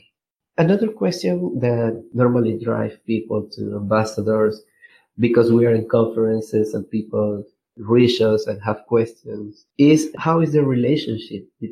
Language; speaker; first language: English; non-native, learner; Spanish